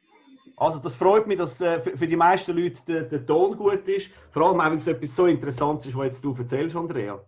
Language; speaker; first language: German; native; German